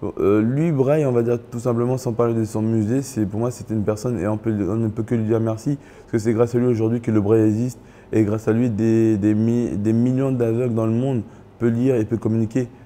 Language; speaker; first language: French; early bilingual, other home language; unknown